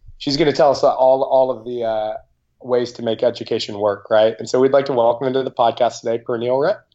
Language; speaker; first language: English; native; English